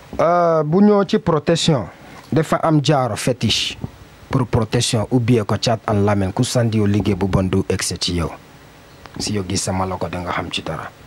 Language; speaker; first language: Wolof; non-native, learner; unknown